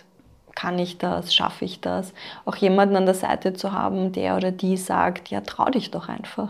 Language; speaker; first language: German; native; German